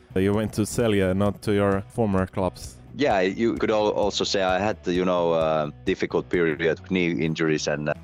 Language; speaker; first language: English; non-native, fluent; Finnish